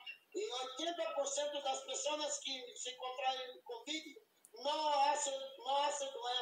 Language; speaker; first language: Spanish; non-native, learner; Portuguese